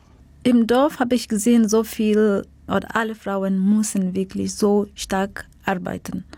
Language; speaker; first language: German; non-native, fluent; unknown